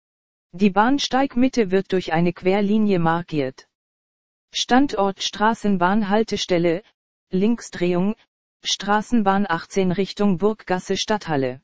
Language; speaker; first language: German; native; German